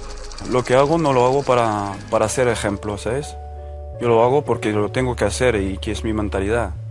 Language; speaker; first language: Spanish; non-native, fluent; French